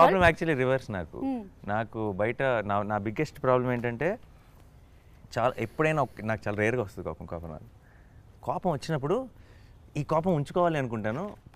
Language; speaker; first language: Telugu; native; Telugu